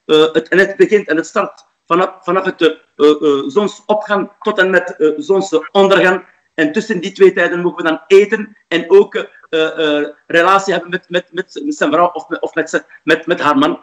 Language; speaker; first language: Dutch; non-native, fluent; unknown